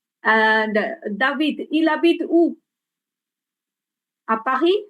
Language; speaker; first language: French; non-native, fluent; Bangla